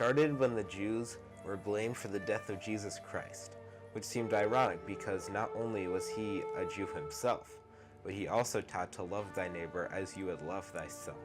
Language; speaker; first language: English; native; English